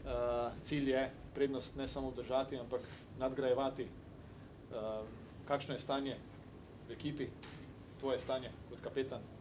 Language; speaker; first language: Slovenian; native; Slovenian